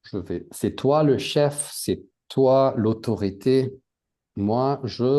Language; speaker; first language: French; native; French